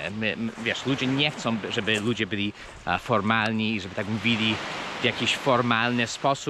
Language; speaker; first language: Polish; non-native, fluent; English